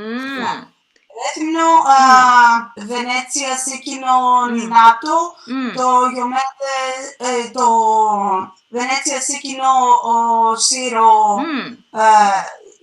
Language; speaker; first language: Japanese; non-native, learner; Greek